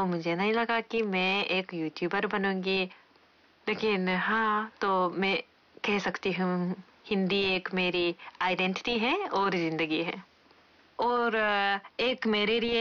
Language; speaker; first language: Hindi; non-native, fluent; Japanese